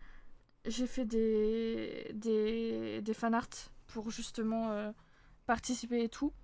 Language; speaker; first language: French; native; French